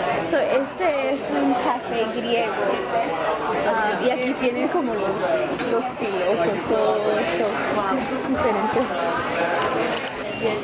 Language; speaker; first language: Spanish; early bilingual, heritage; Spanish